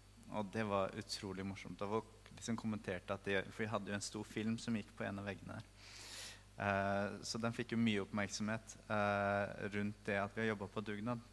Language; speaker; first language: Norwegian; native; Norwegian